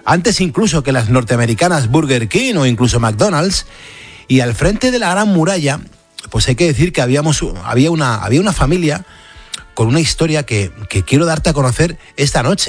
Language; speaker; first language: Spanish; native; Spanish